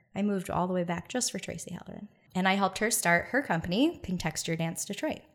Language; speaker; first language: English; native; English